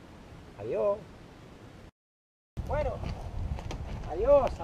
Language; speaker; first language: Spanish; non-native, fluent; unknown